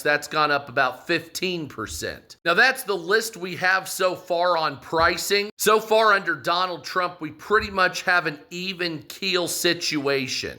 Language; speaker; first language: English; native; English